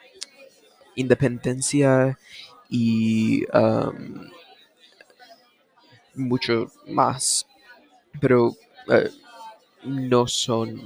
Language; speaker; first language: Spanish; non-native, learner; English